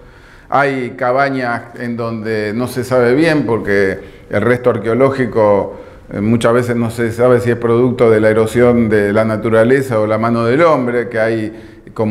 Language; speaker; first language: Spanish; native; Spanish